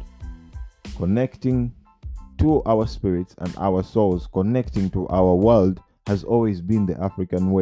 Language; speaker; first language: English; non-native, local second language; Ganda